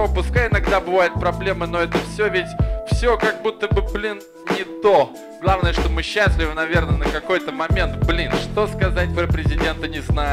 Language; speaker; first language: Russian; native; Russian